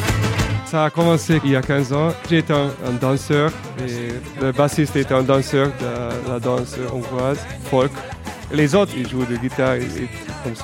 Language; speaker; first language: French; non-native, fluent; Hungarian